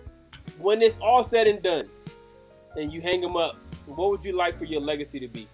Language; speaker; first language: English; native; English